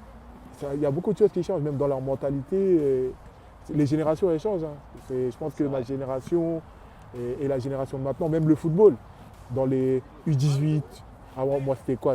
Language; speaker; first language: French; native; French